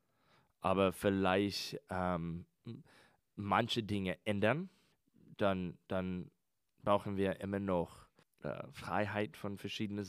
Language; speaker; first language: German; non-native, learner; English